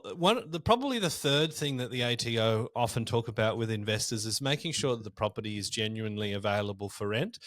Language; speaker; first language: English; native; English